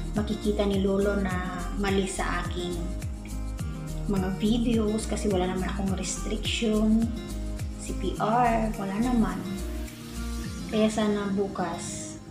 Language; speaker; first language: Filipino; non-native, local second language; Iloko